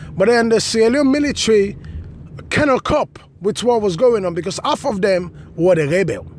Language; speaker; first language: English; non-native, local second language; Krio